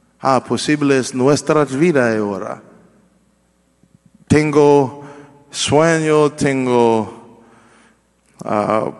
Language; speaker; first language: Spanish; non-native, learner; English